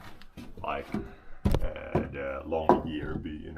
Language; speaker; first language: English; non-native, fluent; Swedish